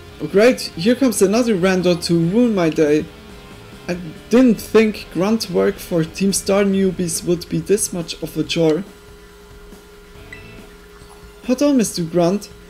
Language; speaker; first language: English; non-native, fluent; Swiss German